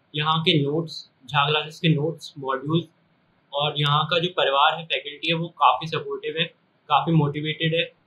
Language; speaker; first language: Hindi; native; Hindi